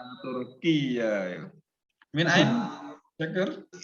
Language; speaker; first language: Arabic; non-native, fluent; Indonesian